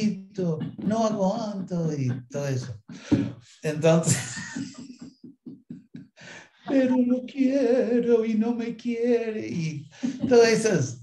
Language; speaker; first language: Spanish; non-native, fluent; English